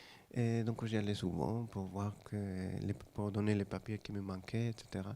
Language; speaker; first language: French; non-native, fluent; Spanish